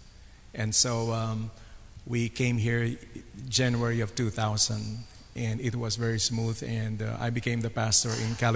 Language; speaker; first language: English; non-native, local second language; Filipino